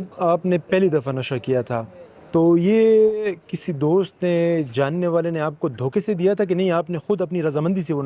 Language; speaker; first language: Urdu; native; Urdu